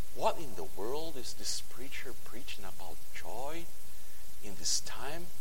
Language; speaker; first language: English; non-native, fluent; Portuguese